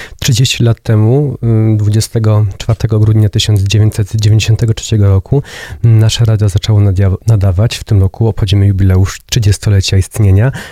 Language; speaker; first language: Polish; native; Polish